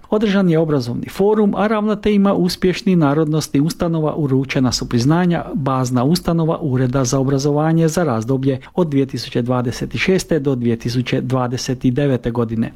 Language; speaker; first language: Croatian; early bilingual, heritage; Croatian